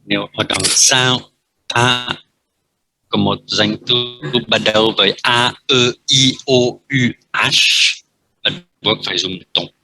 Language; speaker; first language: Vietnamese; non-native, fluent; French